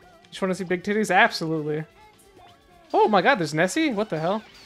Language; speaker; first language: English; native; English